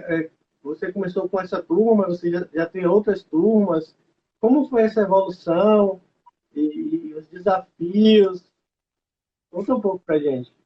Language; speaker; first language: Portuguese; native; Portuguese